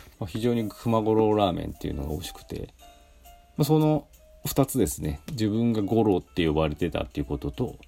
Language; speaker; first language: Japanese; native; Japanese